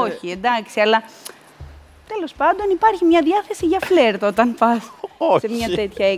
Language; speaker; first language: Greek; native; Greek